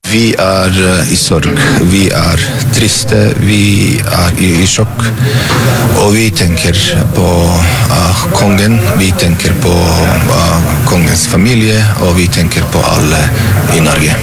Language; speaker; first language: Norwegian; non-native, fluent; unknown